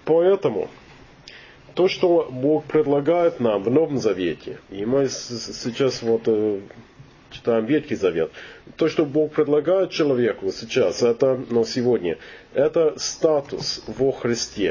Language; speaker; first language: Russian; non-native, learner; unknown